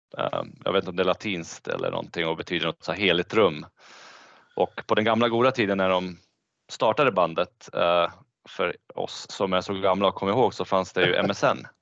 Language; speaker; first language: Swedish; early bilingual, other home language; Bosnian